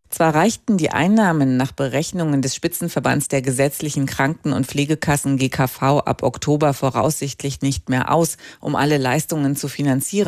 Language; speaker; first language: German; native; German